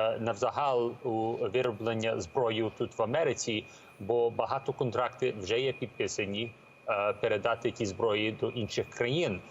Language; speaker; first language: Ukrainian; early bilingual, heritage; Ukrainian